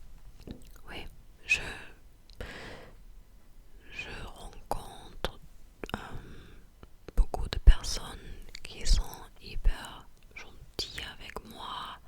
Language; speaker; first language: French; non-native, fluent; English